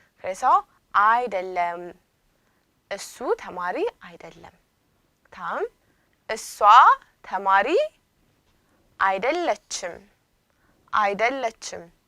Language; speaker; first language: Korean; non-native, fluent; Amharic